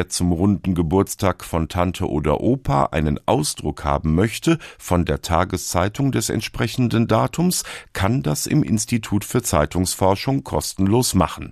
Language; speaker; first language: German; native; German